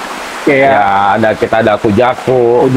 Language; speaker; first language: Indonesian; native; Indonesian